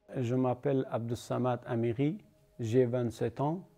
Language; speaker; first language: French; non-native, learner; Persian